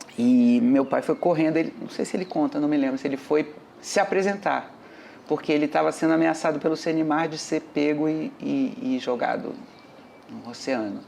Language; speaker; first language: Portuguese; native; Portuguese